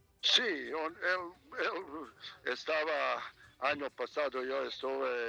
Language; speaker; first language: Spanish; non-native, learner; Serbian